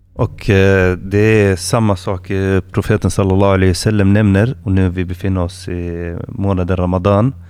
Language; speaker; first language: Swedish; non-native, fluent; Arabic